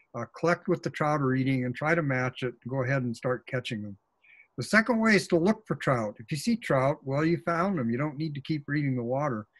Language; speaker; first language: English; native; English